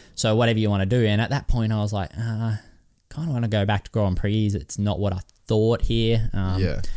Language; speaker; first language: English; native; English